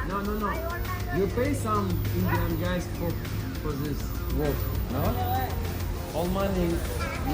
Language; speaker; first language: English; non-native, learner; Russian